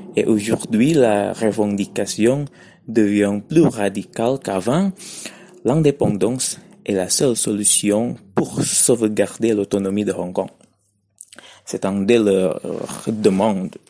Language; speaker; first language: French; non-native, learner; Cantonese